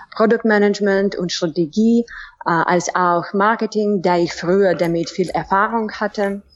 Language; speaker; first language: German; non-native, fluent; Russian